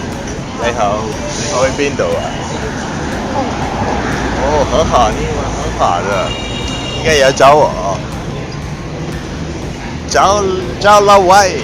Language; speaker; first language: Chinese; non-native, learner; Italian